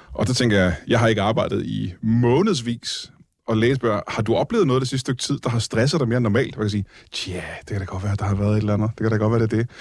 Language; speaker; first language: Danish; native; Danish